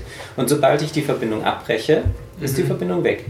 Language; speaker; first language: German; native; German